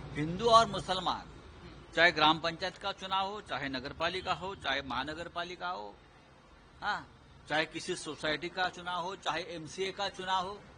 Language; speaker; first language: Hindi; non-native, local second language; Marathi